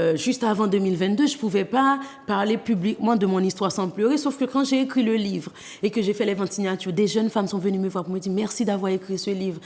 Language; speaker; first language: French; non-native, local second language; Haitian Creole